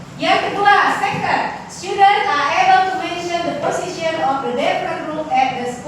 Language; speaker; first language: English; non-native, learner; Indonesian